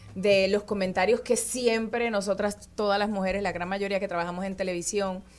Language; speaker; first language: Spanish; native; Spanish